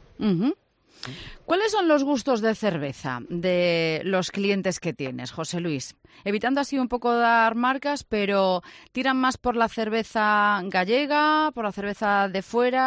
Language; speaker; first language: Spanish; native; Spanish